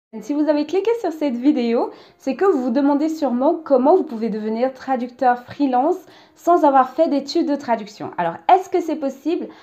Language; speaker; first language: French; native; French